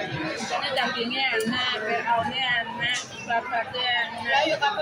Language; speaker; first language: Indonesian; non-native, local second language; Javanese